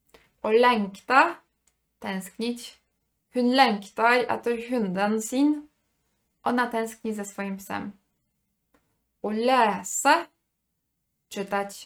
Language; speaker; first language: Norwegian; non-native, fluent; Polish